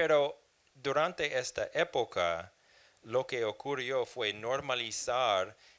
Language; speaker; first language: Spanish; non-native, fluent; English